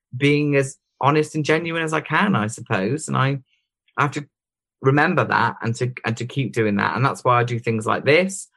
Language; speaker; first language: English; native; English